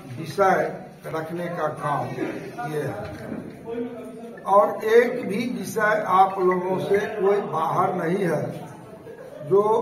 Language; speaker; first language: Hindi; native; Hindi